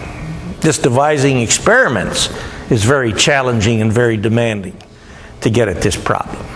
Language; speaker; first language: English; native; English